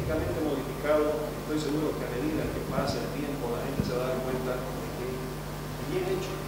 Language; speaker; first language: Spanish; native; Spanish